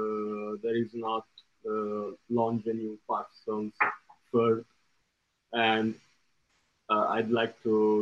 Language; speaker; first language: English; non-native, fluent; Italian